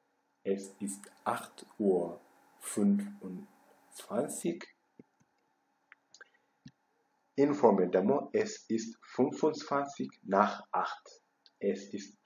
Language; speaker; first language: German; non-native, fluent; Amharic